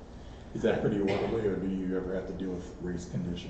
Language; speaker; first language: English; native; English